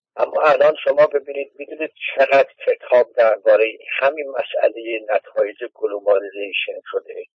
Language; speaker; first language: Persian; native; Persian